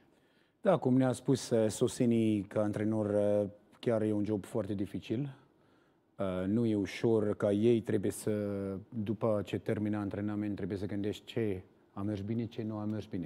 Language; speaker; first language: Romanian; non-native, learner; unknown